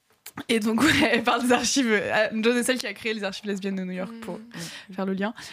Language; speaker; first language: French; native; French